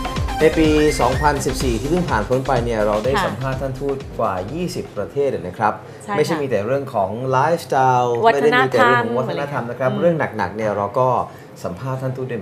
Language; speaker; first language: Thai; native; Thai